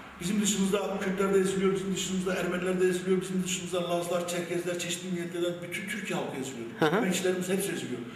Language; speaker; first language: Turkish; native; Turkish